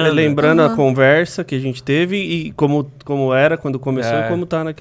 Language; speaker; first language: Portuguese; native; Portuguese